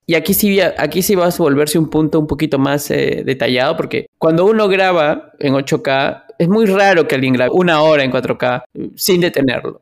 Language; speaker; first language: Spanish; native; Spanish